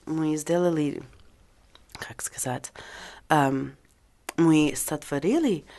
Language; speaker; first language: Russian; non-native, learner; English